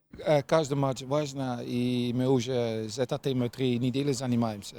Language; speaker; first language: Russian; non-native, learner; Polish